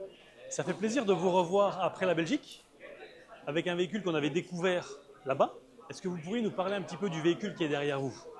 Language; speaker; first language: French; native; French